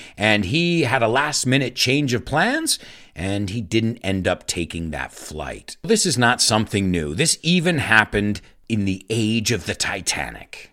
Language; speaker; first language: English; native; English